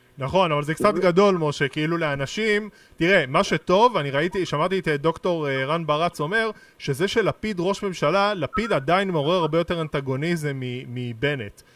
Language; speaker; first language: Hebrew; native; Hebrew